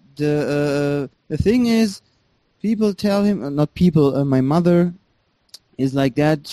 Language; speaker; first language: English; non-native, fluent; German